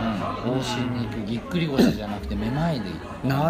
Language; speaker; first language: Japanese; native; Japanese